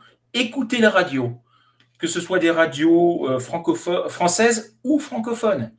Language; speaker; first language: French; native; French